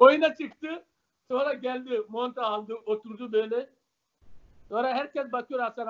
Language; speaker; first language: Turkish; non-native, learner; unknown